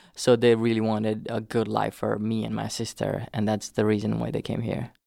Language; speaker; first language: English; non-native, local second language; Nepali